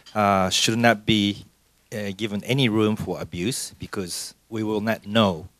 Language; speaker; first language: English; non-native, fluent; Japanese